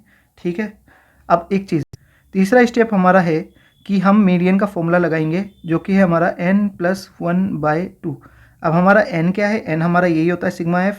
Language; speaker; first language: Hindi; native; Hindi